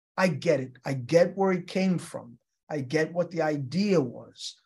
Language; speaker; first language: English; non-native, local second language; Yoruba